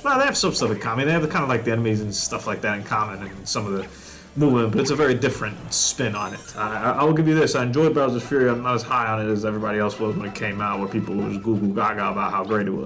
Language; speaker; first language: English; native; English